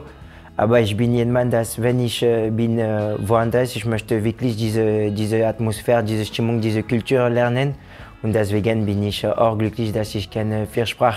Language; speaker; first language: German; non-native, fluent; French